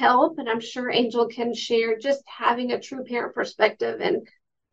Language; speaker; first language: English; native; English